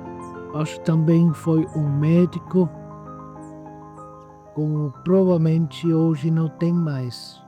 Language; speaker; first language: Portuguese; non-native, fluent; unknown